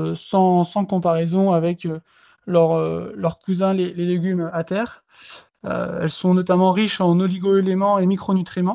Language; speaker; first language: French; native; French